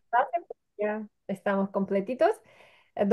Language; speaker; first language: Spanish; non-native, fluent; Ukrainian